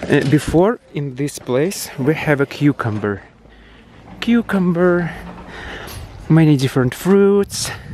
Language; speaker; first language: English; non-native, learner; Russian